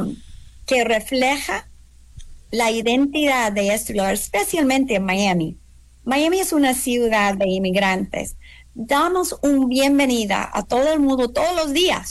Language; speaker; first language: Spanish; non-native, learner; English